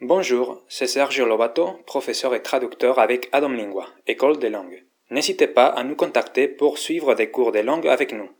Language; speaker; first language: French; non-native, fluent; Spanish